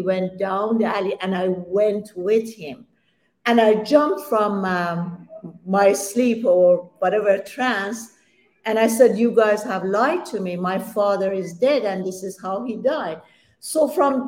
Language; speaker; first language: English; non-native, fluent; Persian